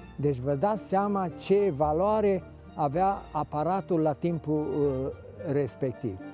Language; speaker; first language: Romanian; native; Romanian